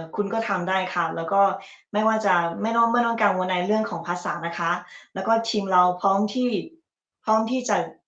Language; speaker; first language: Thai; early bilingual, other home language; Chinese